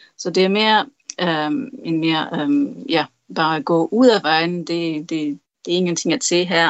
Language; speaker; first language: Danish; non-native, fluent; French